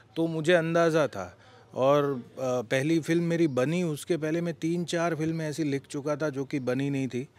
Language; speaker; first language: Hindi; non-native, local second language; Gujarati